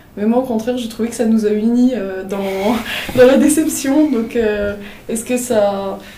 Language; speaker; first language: French; native; French